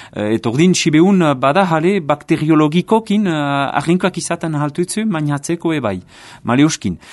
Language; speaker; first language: Basque; native; Basque